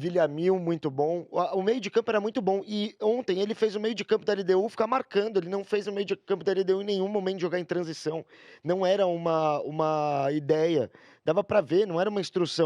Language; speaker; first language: Portuguese; native; Portuguese